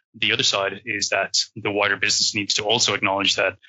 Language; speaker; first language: English; native; English